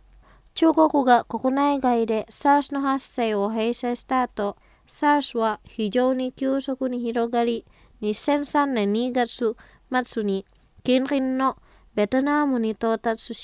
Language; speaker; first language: Japanese; non-native, fluent; Indonesian